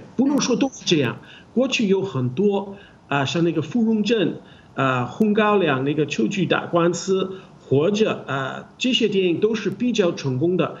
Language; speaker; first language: Chinese; non-native, fluent; English